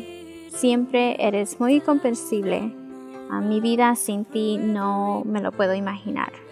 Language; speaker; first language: Spanish; early bilingual, other home language; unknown